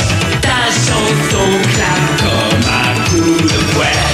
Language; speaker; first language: French; native; French